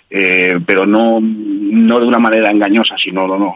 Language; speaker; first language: Spanish; native; Spanish